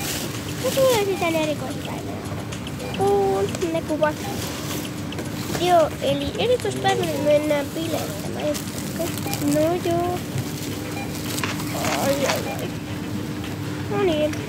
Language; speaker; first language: Finnish; early bilingual, heritage; Finnish